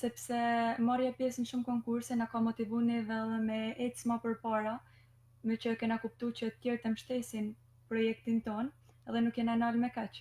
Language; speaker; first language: Albanian; native; Albanian